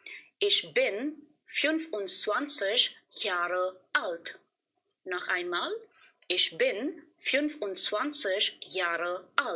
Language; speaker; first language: German; non-native, fluent; Hindi